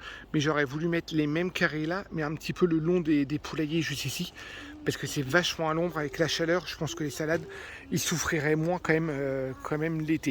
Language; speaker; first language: French; native; French